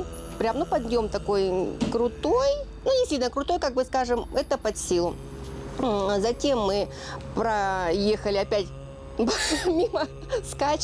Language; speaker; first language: Russian; native; Russian